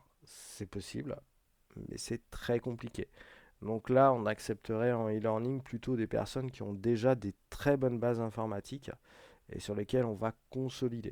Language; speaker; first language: French; native; French